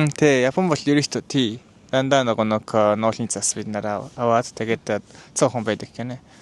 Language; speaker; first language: Mongolian; non-native, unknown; Japanese